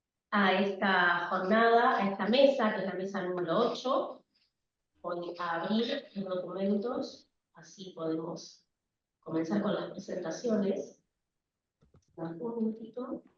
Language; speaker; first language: Spanish; native; Spanish